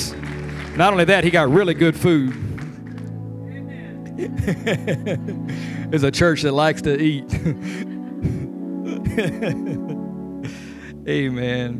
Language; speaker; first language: English; native; English